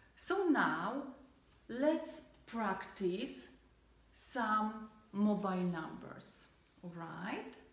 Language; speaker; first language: English; non-native, fluent; Polish